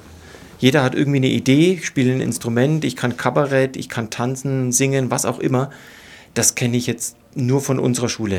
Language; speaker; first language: German; native; German